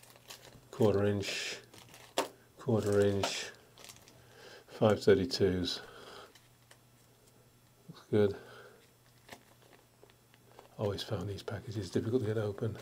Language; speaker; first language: English; native; English